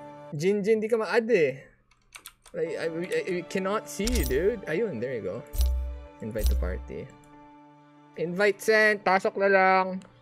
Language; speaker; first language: English; non-native, local second language; Filipino